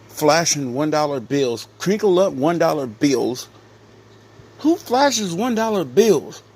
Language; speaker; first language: English; native; English